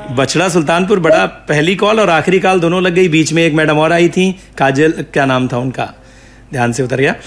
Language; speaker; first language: Hindi; native; Hindi